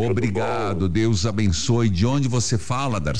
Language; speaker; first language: Portuguese; native; Portuguese